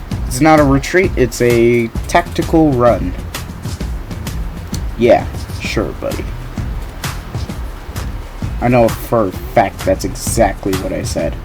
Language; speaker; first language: English; native; English